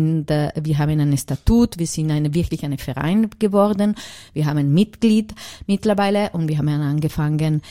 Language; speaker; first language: German; non-native, learner; Italian